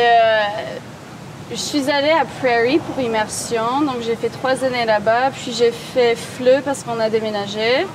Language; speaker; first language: French; non-native, local second language; English